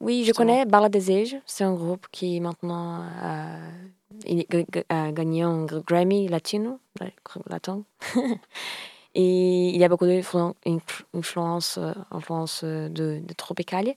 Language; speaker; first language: French; non-native, learner; Portuguese